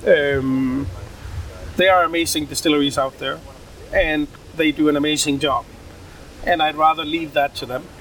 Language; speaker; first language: English; non-native, fluent; Danish